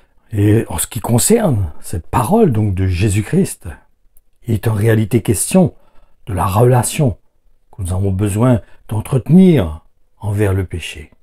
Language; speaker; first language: French; native; French